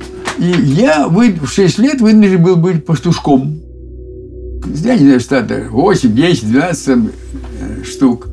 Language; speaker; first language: Russian; native; Russian